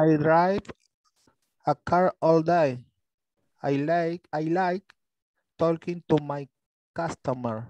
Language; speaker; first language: English; non-native, learner; Spanish